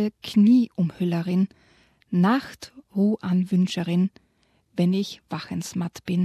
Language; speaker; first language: German; native; German